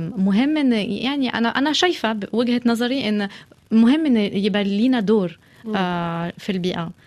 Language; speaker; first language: Arabic; early bilingual, heritage; Arabic